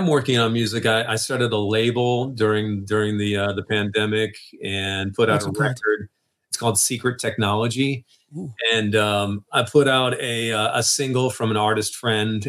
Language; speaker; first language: English; native; English